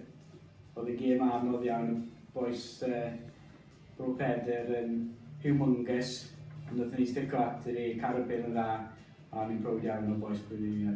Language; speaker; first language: Welsh; native; Welsh